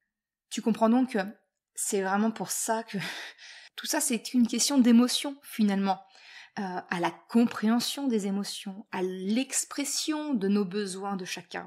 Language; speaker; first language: French; native; French